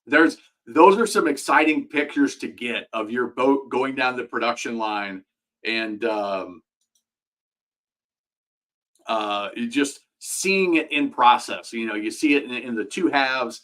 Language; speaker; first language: English; native; English